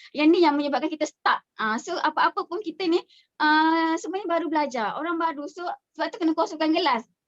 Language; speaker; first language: Malay; native; Malay